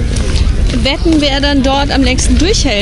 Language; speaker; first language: German; native; German